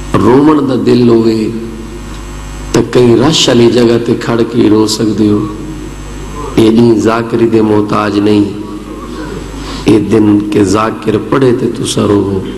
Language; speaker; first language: Punjabi; non-native, local second language; Saraiki